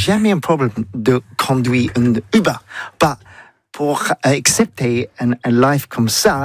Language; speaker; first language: French; non-native, learner; English